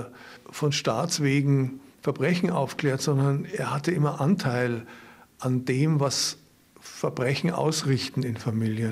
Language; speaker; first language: German; native; German